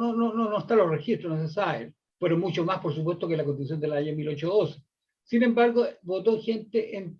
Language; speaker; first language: Spanish; native; Spanish